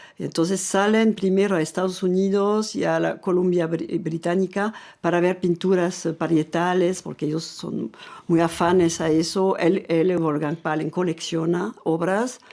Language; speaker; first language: Spanish; non-native, fluent; French